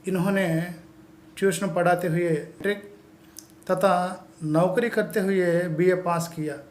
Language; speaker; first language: Hindi; non-native, local second language; Telugu